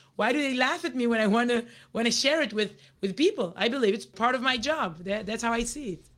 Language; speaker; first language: English; non-native, fluent; Hebrew